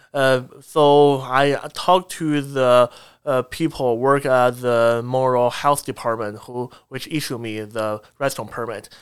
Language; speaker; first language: English; non-native, fluent; Chinese